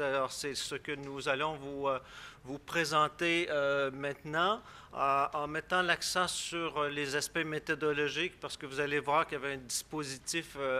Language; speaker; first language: French; native; French